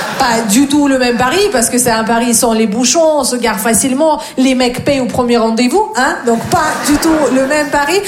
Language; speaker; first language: French; non-native, fluent; Russian